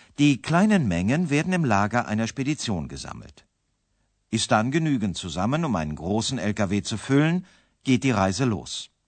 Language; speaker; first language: German; native; German